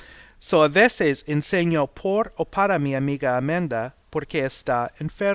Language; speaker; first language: Spanish; non-native, fluent; English